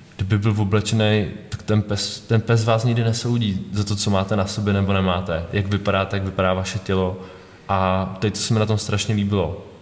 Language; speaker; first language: Czech; native; Czech